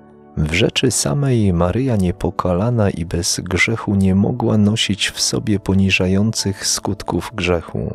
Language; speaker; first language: Polish; native; Polish